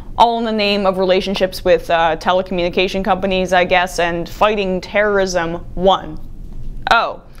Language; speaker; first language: English; native; English